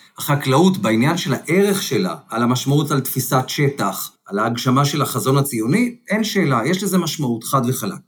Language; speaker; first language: Hebrew; native; Hebrew